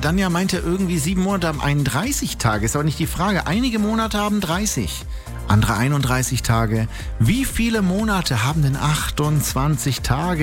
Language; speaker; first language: German; native; German